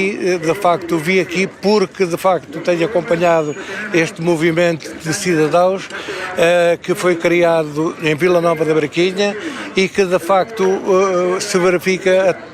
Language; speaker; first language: Portuguese; native; Portuguese